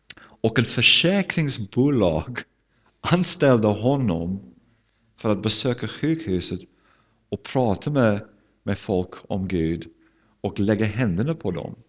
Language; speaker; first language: Swedish; non-native, fluent; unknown